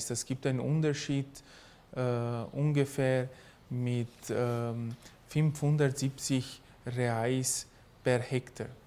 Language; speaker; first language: German; early bilingual, heritage; German